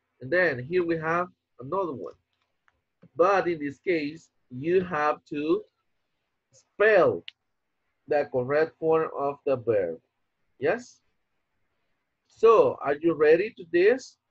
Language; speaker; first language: English; non-native, fluent; Spanish